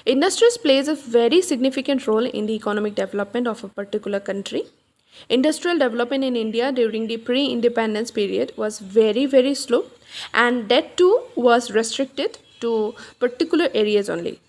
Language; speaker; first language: English; non-native, local second language; Assamese